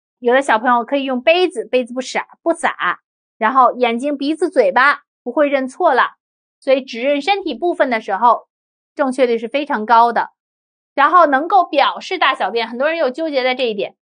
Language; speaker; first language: Chinese; native; Chinese